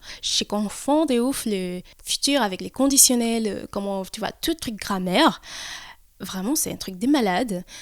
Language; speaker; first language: French; early bilingual, heritage; French